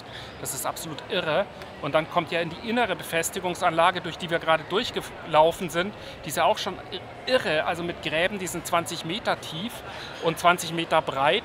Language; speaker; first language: German; native; German